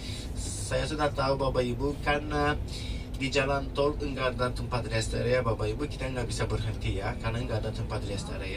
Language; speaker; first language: Indonesian; non-native, fluent; Turkish